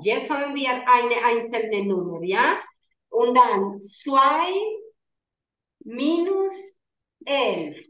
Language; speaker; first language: German; non-native, learner; Spanish